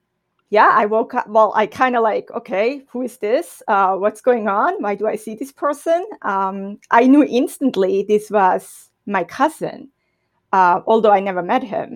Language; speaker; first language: English; non-native, fluent; German